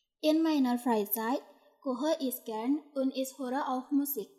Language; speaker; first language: German; non-native, learner; Indonesian